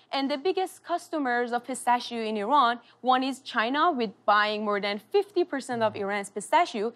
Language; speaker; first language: English; non-native, fluent; Persian